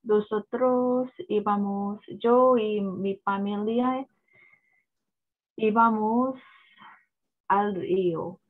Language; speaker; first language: Spanish; non-native, learner; Korean